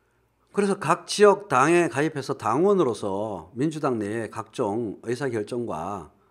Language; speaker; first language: Korean; native; Korean